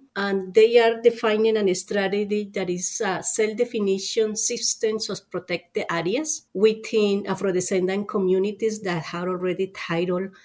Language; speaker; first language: English; non-native, fluent; Spanish